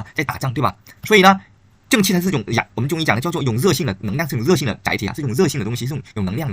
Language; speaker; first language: Chinese; native; Chinese